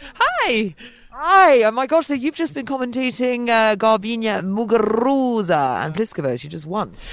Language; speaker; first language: English; native; English